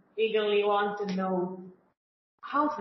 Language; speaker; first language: English; non-native, learner; Indonesian